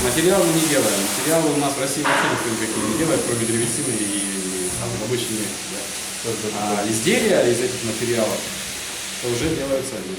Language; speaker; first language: Russian; native; Russian